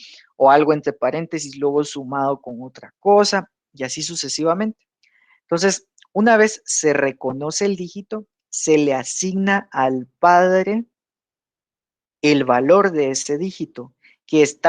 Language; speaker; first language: Spanish; native; Spanish